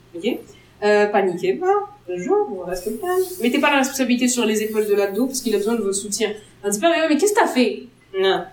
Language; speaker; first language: French; non-native, local second language; Arabic